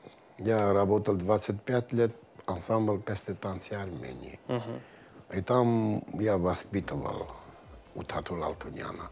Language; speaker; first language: Russian; non-native, local second language; Armenian